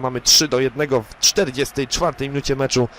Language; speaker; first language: Polish; native; Polish